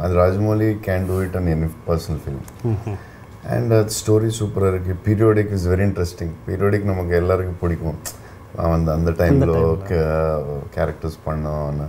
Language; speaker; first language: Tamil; non-native, learner; Telugu